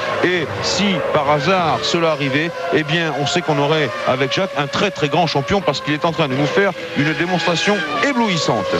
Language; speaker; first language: French; native; French